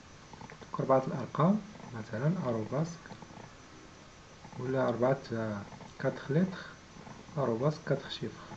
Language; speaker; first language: Arabic; native; Arabic